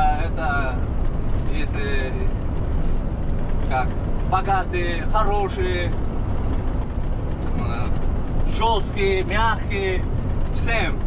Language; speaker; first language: Russian; non-native, local second language; Uzbek